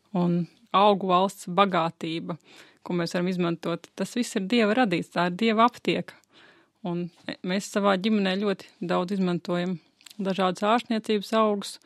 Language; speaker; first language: Latvian; native; Latvian